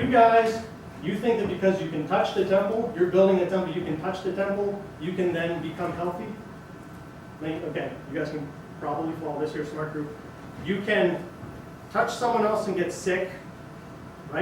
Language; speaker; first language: English; native; English